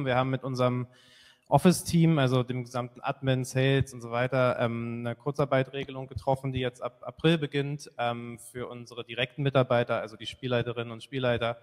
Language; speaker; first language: German; native; German